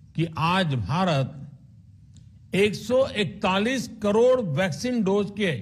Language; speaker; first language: Hindi; non-native, local second language; Gujarati